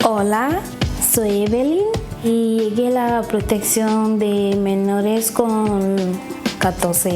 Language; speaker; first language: Spanish; non-native, fluent; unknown